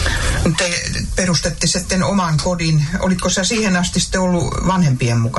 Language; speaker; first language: Finnish; native; Finnish